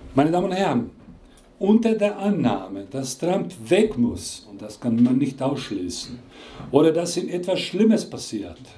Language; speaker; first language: German; non-native, fluent; Croatian